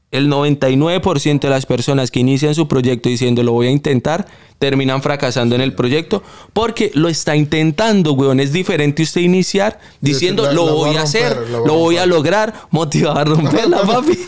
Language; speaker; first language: Spanish; native; Spanish